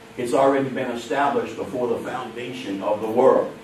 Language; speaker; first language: English; native; English